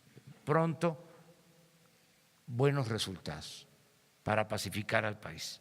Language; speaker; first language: Spanish; native; Spanish